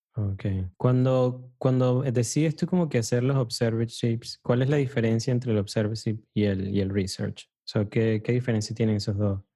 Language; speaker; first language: Spanish; native; Spanish